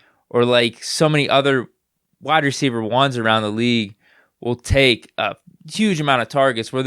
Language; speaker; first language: English; native; English